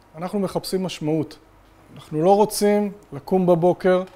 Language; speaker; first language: Hebrew; native; Hebrew